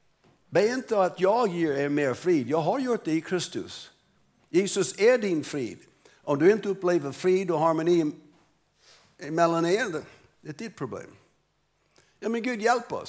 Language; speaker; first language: Swedish; non-native, fluent; English